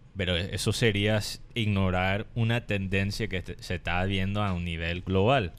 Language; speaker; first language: Spanish; non-native, fluent; English